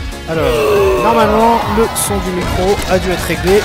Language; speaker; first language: French; native; French